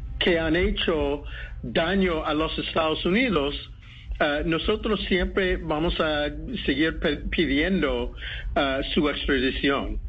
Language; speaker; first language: Spanish; non-native, fluent; English